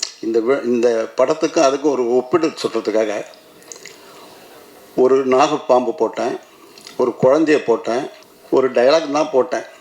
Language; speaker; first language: Tamil; native; Tamil